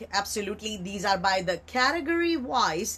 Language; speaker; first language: English; non-native, local second language; Urdu